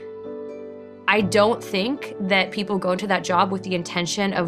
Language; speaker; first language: English; native; English